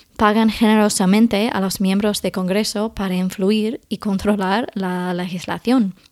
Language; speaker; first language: Spanish; non-native, fluent; English